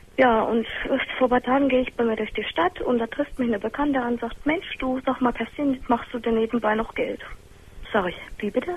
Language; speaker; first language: German; native; German